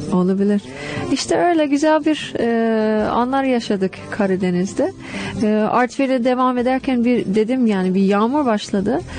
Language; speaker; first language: Turkish; non-native, fluent; English